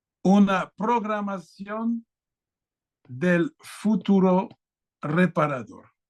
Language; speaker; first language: Spanish; non-native, fluent; French